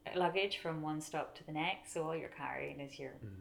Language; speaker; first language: English; native; English